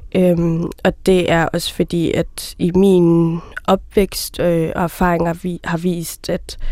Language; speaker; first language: Danish; early bilingual, other home language; Somali